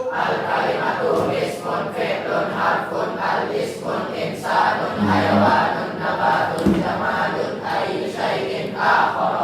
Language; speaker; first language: Arabic; non-native, learner; Indonesian